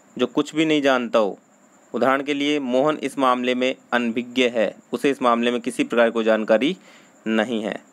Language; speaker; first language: Hindi; native; Hindi